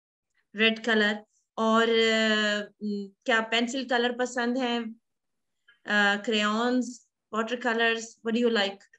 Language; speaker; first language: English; non-native, fluent; Hindi